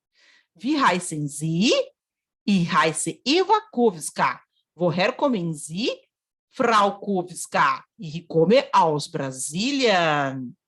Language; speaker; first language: German; non-native, fluent; Portuguese